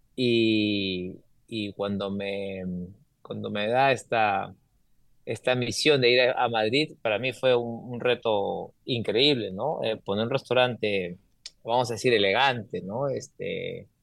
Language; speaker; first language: Spanish; native; Spanish